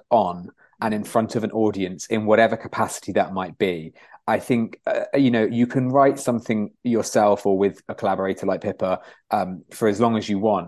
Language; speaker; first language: English; native; English